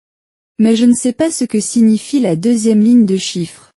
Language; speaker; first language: French; non-native, learner; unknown